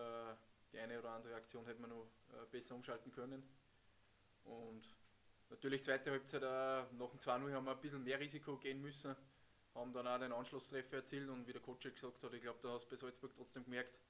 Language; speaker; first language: German; native; German